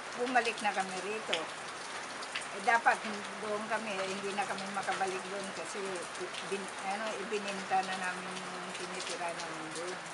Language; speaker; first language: Filipino; native; Filipino